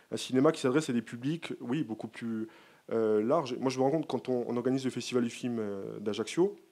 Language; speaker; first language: French; native; French